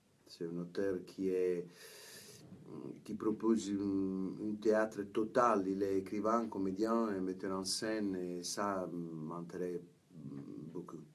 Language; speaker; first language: French; non-native, fluent; Italian